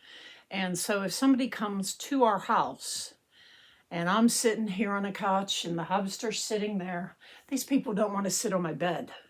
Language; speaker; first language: English; native; English